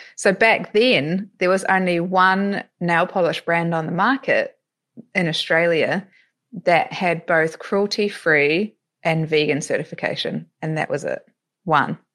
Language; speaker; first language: English; native; English